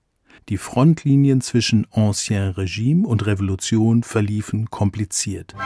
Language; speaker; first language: German; native; German